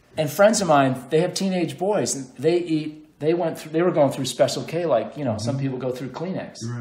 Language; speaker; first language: English; native; English